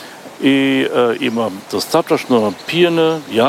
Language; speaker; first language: Bulgarian; non-native, learner; German